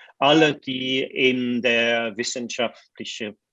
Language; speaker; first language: German; non-native, fluent; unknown